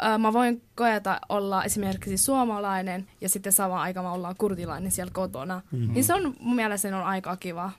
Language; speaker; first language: Finnish; non-native, learner; Kurdish